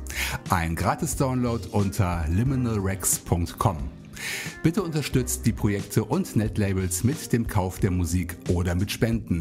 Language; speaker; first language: German; native; German